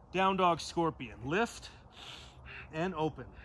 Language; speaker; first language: English; native; English